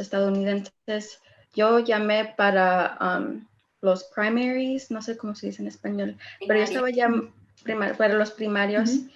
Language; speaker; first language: Spanish; early bilingual, heritage; Spanish